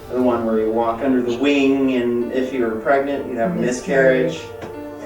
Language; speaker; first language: English; native; English